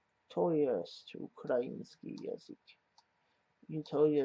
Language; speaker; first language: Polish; non-native, learner; English